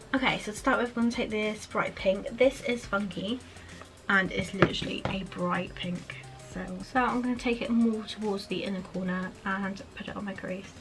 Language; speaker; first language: English; native; English